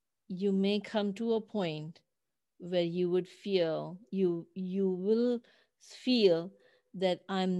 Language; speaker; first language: English; non-native, local second language; Urdu